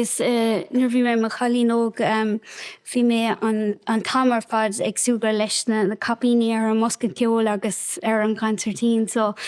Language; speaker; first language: Irish; non-native, local second language; English